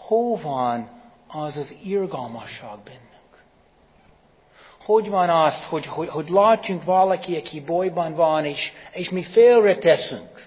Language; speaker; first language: Hungarian; non-native, fluent; English